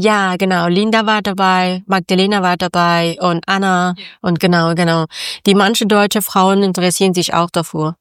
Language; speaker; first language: German; non-native, learner; Persian